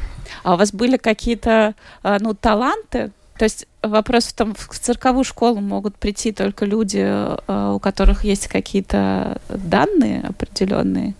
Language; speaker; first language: Russian; native; Russian